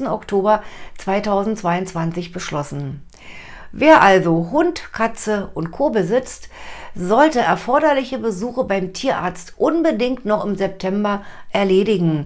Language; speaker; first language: German; native; German